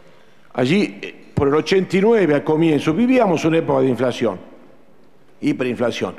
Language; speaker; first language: Spanish; native; Spanish